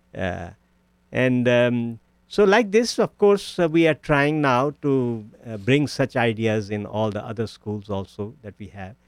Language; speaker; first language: English; non-native, local second language; Punjabi